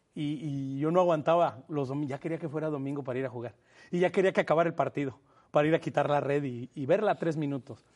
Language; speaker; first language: Spanish; native; Spanish